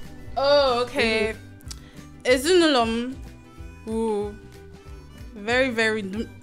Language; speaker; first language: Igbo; early bilingual, heritage; Igbo